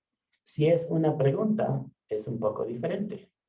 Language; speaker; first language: Spanish; non-native, fluent; English